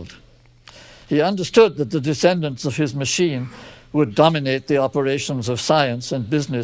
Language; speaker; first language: English; native; English